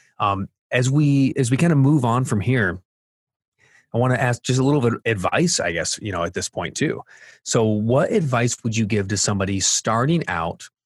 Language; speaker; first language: English; native; English